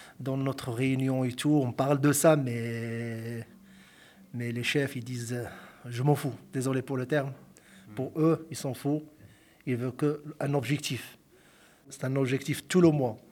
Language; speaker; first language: French; non-native, local second language; Arabic